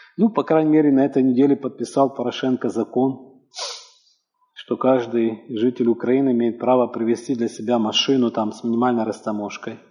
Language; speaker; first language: Russian; native; Russian